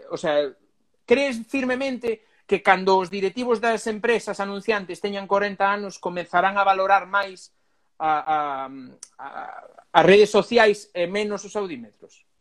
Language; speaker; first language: Galician; native; Galician